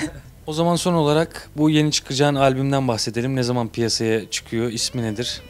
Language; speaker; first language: Turkish; native; Turkish